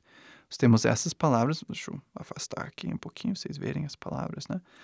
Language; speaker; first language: Portuguese; non-native, fluent; English